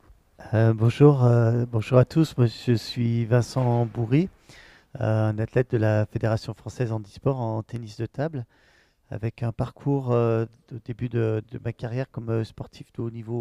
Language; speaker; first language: French; native; French